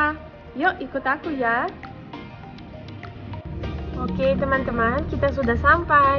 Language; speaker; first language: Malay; non-native, fluent; Russian